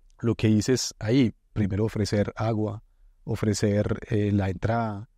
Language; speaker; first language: Spanish; non-native, fluent; French